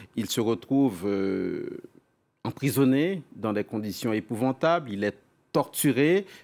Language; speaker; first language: French; native; French